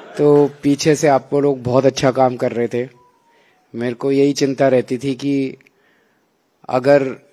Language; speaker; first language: Hindi; native; Hindi